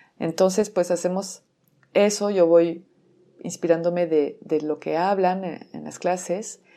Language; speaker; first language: Spanish; non-native, fluent; French